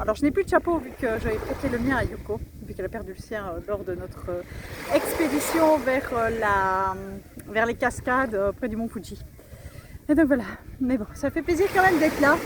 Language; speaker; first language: French; native; French